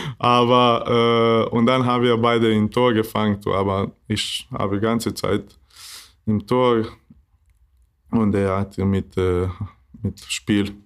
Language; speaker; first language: German; non-native, learner; Bosnian